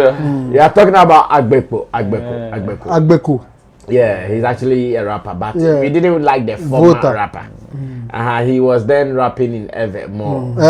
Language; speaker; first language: English; non-native, local second language; Akan